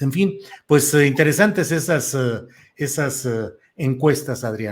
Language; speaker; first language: Spanish; native; Spanish